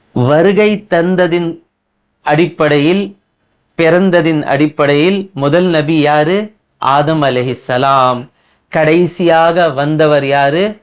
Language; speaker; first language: Tamil; non-native, local second language; Urdu